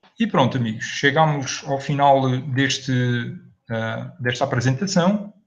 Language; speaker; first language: Portuguese; native; Portuguese